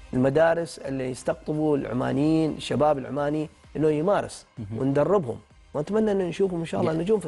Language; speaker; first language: Arabic; native; Arabic